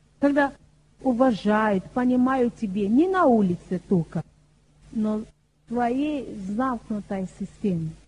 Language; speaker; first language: Russian; non-native, fluent; Yoruba